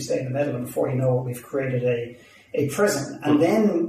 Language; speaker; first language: English; native; English